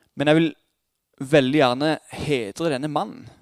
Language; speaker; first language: Norwegian; native; Norwegian